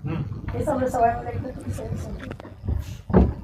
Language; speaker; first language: Hindi; non-native, local second language; Bangla